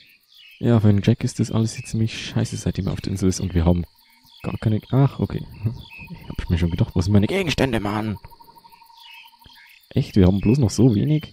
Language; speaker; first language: German; native; German